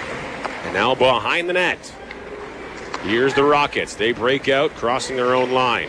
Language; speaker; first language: English; native; English